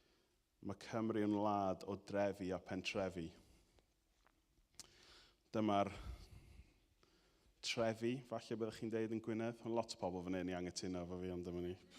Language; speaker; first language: Welsh; native; Welsh